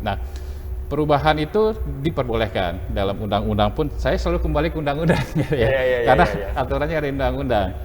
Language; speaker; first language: Indonesian; native; Indonesian